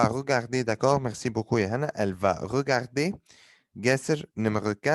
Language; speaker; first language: French; non-native, fluent; Arabic